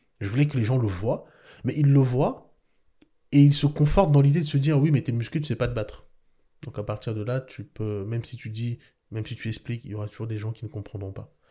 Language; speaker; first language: French; early bilingual, other home language; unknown